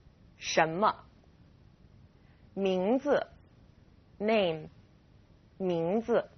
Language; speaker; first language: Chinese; non-native, fluent; English